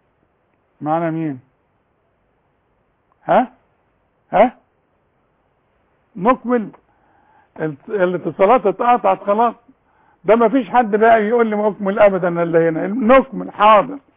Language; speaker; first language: Arabic; native; Arabic